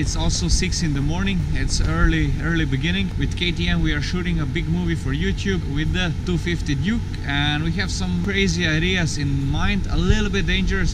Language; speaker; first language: English; non-native, fluent; Slovenian